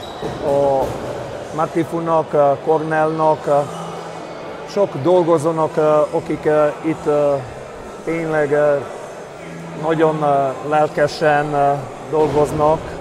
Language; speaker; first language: Hungarian; non-native, fluent; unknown